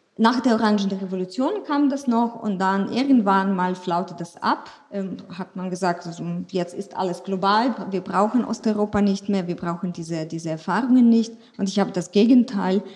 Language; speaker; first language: German; non-native, fluent; Ukrainian